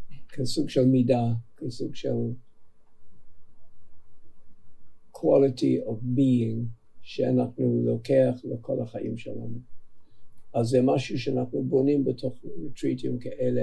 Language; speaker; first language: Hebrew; non-native, fluent; English